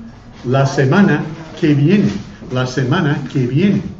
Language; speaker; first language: Spanish; non-native, fluent; English